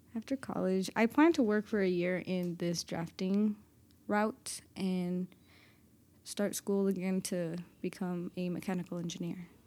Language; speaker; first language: English; native; English